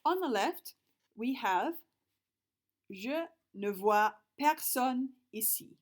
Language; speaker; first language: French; non-native, fluent; English